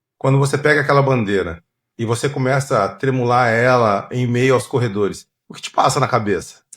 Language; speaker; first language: Portuguese; native; Portuguese